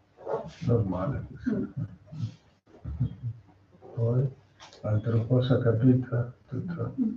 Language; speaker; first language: Italian; non-native, learner; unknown